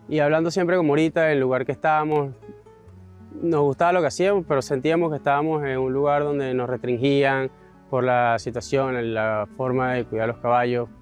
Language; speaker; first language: Spanish; native; Spanish